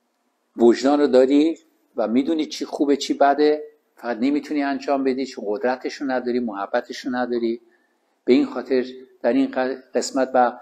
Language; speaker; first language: Persian; native; Persian